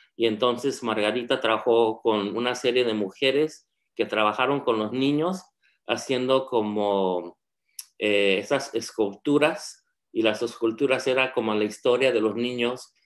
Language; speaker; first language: Spanish; early bilingual, heritage; Spanish